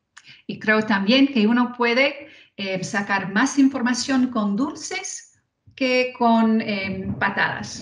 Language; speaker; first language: Spanish; non-native, fluent; English